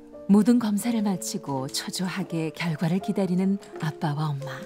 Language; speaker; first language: Korean; native; Korean